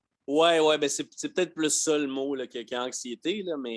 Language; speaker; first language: French; native; French